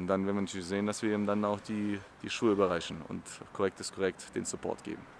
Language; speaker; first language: German; native; German